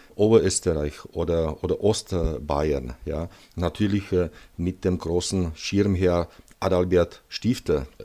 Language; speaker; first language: German; non-native, fluent; Czech